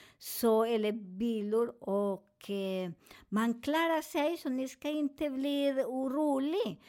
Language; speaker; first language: Swedish; non-native, learner; Spanish